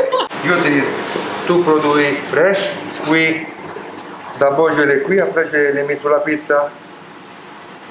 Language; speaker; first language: French; non-native, learner; Italian